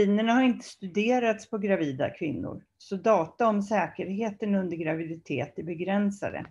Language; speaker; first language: Swedish; native; Swedish